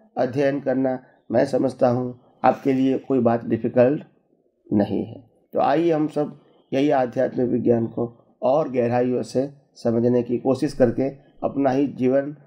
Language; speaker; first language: Hindi; non-native, local second language; Gujarati